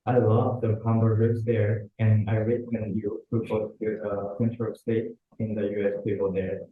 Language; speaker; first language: English; non-native, learner; Japanese